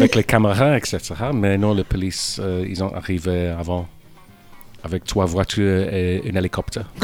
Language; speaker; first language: French; non-native, fluent; English